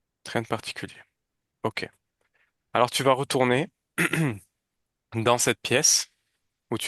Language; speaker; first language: French; native; French